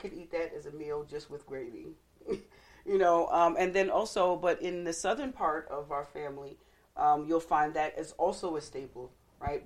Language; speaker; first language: English; native; English